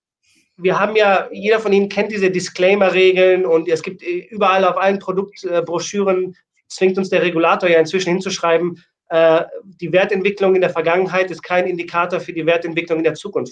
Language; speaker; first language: German; native; German